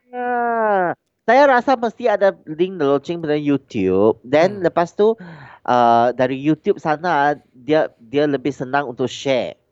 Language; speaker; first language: Malay; non-native, local second language; Chinese